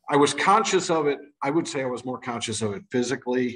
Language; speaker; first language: English; native; English